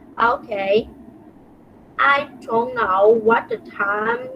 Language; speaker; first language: English; non-native, fluent; Vietnamese